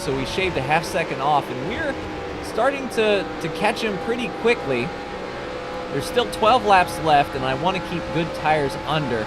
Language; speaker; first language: English; native; English